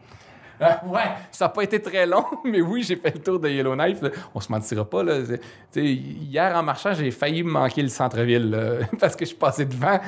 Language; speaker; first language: French; native; French